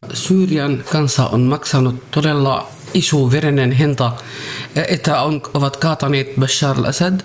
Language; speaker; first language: Finnish; non-native, learner; Arabic